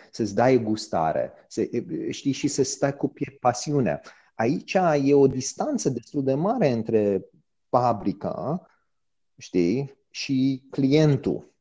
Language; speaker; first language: Romanian; early bilingual, heritage; Romanian